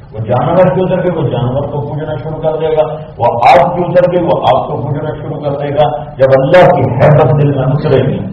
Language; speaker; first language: Urdu; non-native, local second language; Punjabi